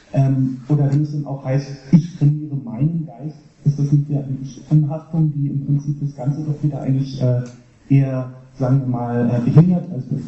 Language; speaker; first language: German; native; German